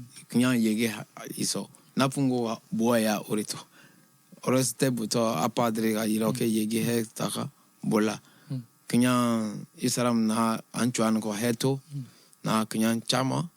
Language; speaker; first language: Korean; non-native, learner; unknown